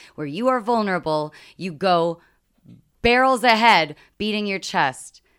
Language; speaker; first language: English; native; English